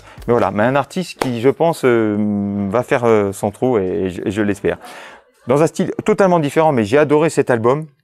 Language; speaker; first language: French; native; French